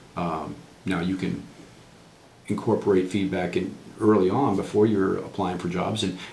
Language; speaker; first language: English; native; English